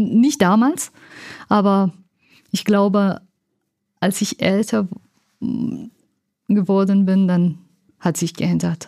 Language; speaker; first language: German; non-native, learner; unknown